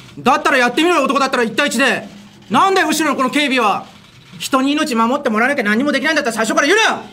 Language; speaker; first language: Japanese; native; Japanese